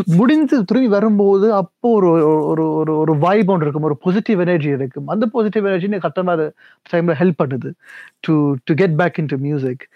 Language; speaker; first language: Tamil; early bilingual, heritage; Tamil